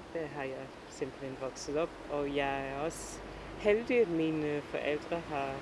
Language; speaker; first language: Danish; non-native, fluent; English